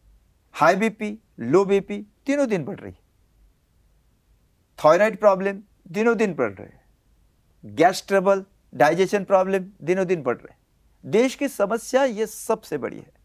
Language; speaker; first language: Hindi; native; Hindi